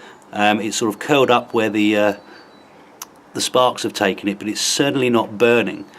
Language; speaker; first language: English; native; English